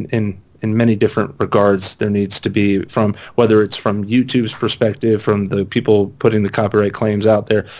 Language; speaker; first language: English; native; English